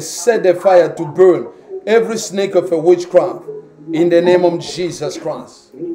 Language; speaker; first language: English; non-native, fluent; Lingala